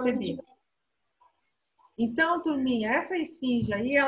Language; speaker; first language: Portuguese; native; Portuguese